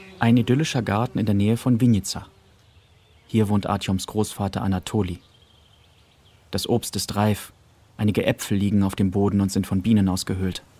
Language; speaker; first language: German; native; German